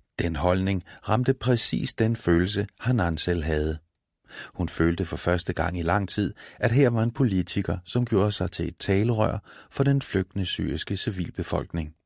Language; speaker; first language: Danish; native; Danish